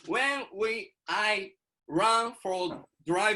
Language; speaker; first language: English; non-native, learner; Japanese